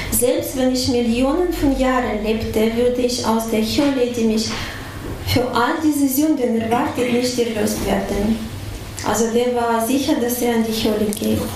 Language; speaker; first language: German; non-native, fluent; Russian